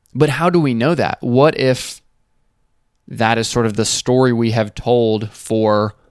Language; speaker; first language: English; native; English